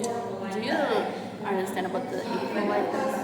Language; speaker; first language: English; non-native, learner; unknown